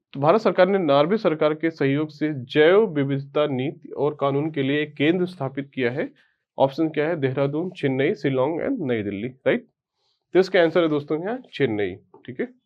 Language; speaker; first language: Hindi; native; Hindi